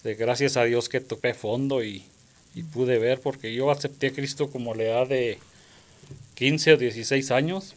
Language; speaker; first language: Spanish; native; Spanish